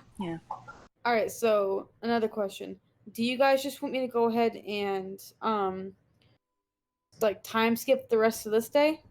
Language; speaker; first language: English; native; English